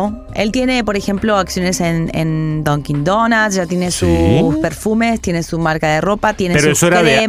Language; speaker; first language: Spanish; native; Spanish